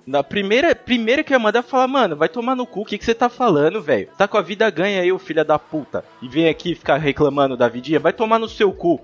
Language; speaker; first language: Portuguese; native; Portuguese